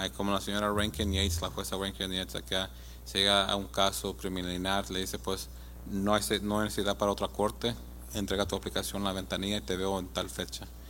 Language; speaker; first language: Spanish; early bilingual, heritage; Spanish